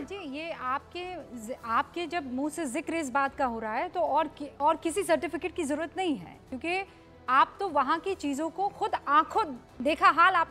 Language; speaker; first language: Hindi; native; Hindi